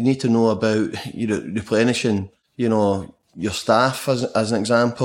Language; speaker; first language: English; native; English